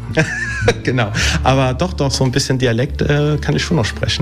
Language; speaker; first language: German; early bilingual, other home language; Italian